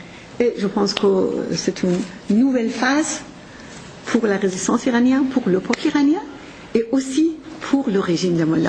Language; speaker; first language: French; non-native, fluent; Persian